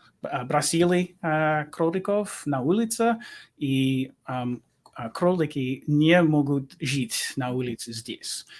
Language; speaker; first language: Russian; non-native, learner; English